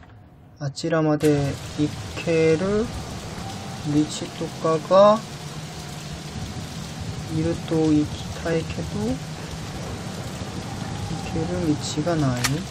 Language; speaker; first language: Japanese; non-native, learner; Korean